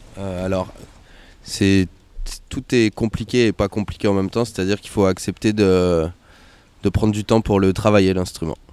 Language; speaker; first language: French; native; French